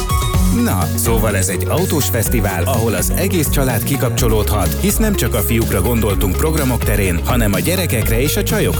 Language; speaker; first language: Hungarian; native; Hungarian